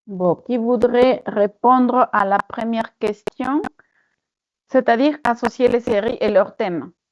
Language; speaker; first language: French; non-native, fluent; Spanish